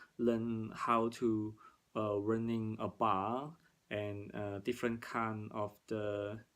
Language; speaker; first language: English; non-native, learner; Cantonese